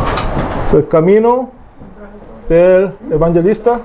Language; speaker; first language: Spanish; non-native, learner; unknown